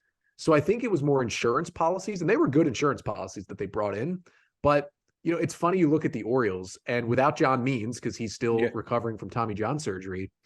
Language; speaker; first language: English; native; English